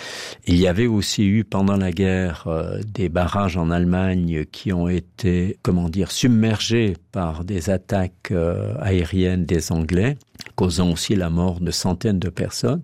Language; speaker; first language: French; native; French